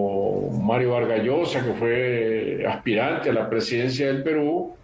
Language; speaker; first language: Spanish; native; Spanish